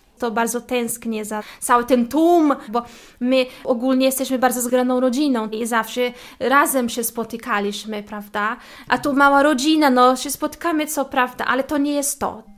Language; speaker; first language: Polish; non-native, fluent; Portuguese